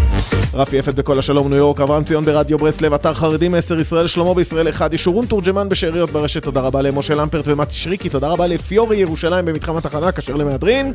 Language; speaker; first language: Hebrew; native; Hebrew